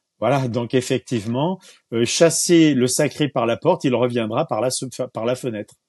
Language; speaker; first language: French; native; French